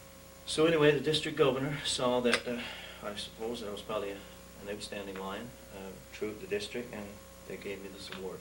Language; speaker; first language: English; native; English